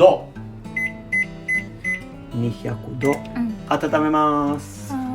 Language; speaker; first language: Japanese; non-native, learner; Serbian